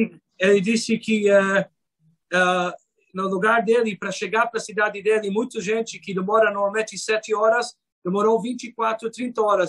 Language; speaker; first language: Portuguese; non-native, fluent; Hebrew